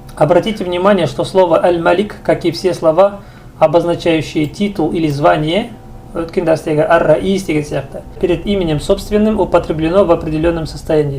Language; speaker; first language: Russian; non-native, local second language; Kazakh